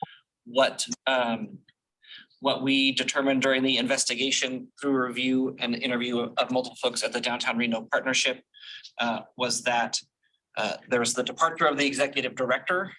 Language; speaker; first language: English; native; English